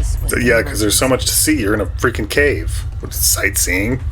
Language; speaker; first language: English; native; English